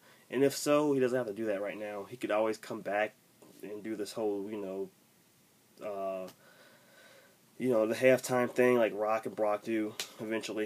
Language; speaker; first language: English; native; English